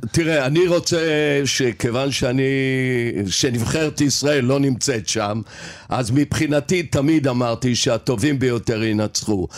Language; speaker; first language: Hebrew; native; Hebrew